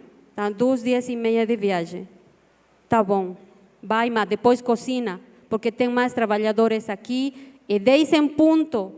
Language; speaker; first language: Portuguese; non-native, learner; Spanish